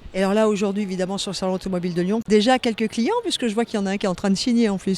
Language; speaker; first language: French; native; French